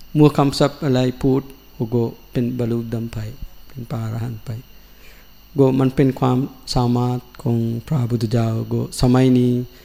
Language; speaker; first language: Thai; non-native, learner; Sinhala